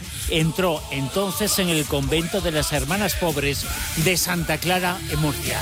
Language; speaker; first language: Spanish; native; Spanish